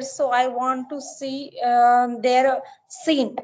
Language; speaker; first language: English; non-native, learner; Marathi